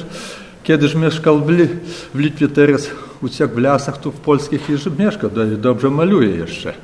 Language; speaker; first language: Polish; non-native, learner; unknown